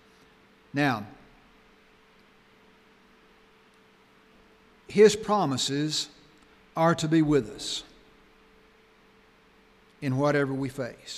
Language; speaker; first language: English; native; English